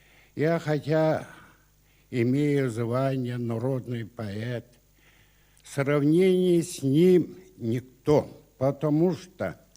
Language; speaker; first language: Russian; non-native, local second language; Yakut